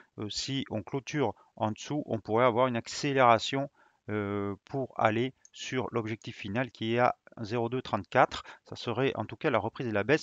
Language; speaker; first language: French; native; French